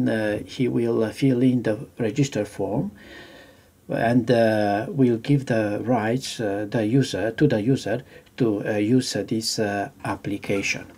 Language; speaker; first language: English; non-native, fluent; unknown